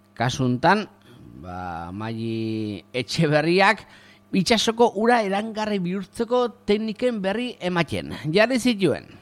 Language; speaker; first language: Basque; native; Basque